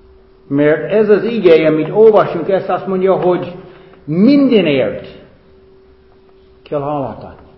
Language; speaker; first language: Hungarian; non-native, fluent; English